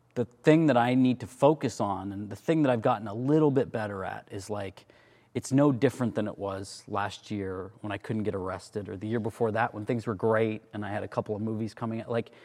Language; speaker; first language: English; native; English